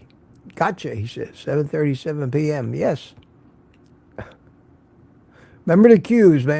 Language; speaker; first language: English; native; English